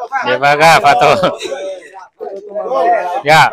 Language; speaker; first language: Portuguese; non-native, learner; Vietnamese